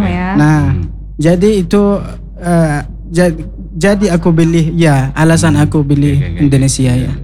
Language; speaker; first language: Indonesian; non-native, learner; Arabic